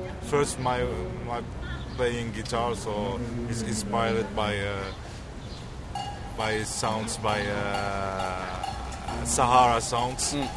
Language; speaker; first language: English; non-native, learner; Arabic